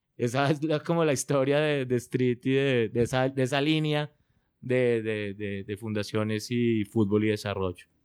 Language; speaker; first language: Spanish; native; Spanish